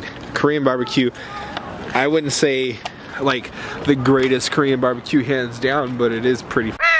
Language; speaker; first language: English; native; English